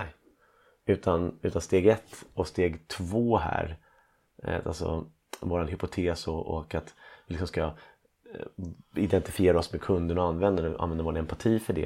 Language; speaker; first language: Swedish; native; Swedish